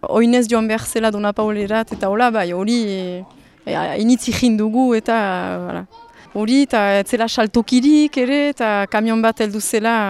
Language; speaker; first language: Basque; native; Basque